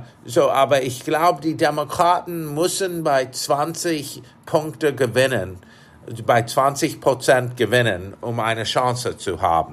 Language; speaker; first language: German; non-native, fluent; English